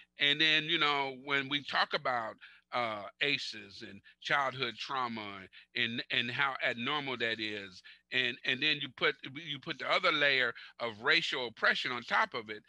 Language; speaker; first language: English; native; English